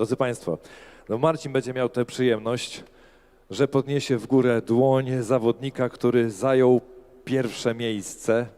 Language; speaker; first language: Polish; native; Polish